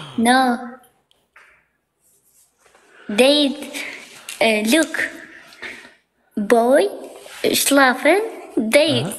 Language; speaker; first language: English; non-native, learner; Albanian